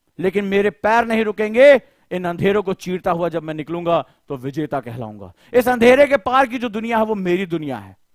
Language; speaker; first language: Hindi; native; Hindi